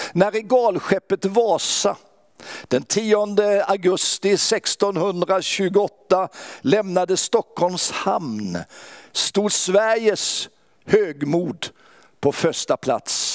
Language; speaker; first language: Swedish; native; Swedish